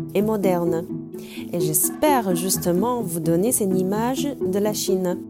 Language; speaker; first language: French; non-native, fluent; Chinese